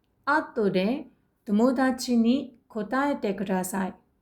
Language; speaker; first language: Japanese; non-native, fluent; Burmese